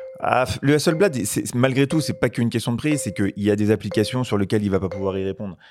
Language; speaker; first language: French; native; French